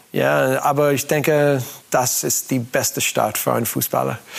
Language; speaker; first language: German; non-native, learner; English